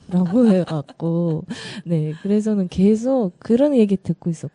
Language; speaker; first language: Korean; non-native, learner; Russian